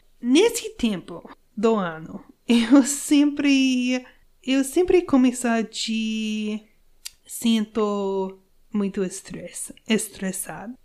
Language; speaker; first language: Portuguese; non-native, learner; English